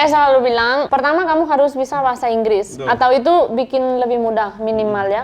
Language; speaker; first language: Indonesian; non-native, fluent; Spanish